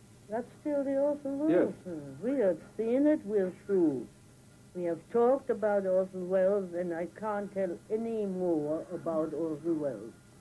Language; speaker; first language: English; non-native, fluent; German